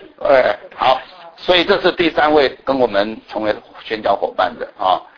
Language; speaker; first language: Chinese; native; Chinese